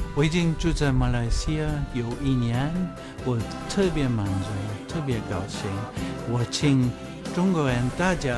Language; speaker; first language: Chinese; non-native, fluent; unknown